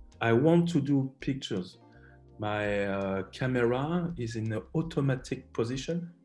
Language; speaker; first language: English; non-native, learner; French